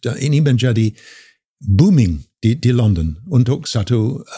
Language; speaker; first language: Indonesian; non-native, fluent; English